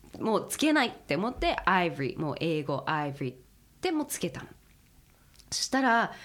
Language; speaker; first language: Japanese; early bilingual, heritage; Japanese